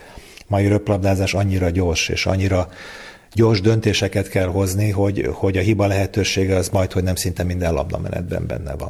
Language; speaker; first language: Hungarian; native; Hungarian